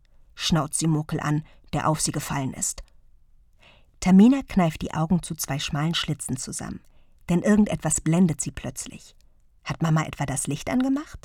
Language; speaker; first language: German; native; German